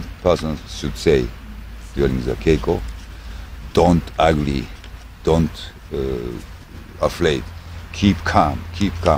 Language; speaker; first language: English; non-native, learner; Japanese